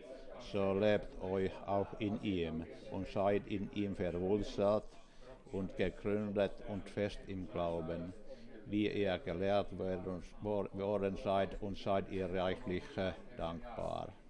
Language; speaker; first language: German; non-native, fluent; Finnish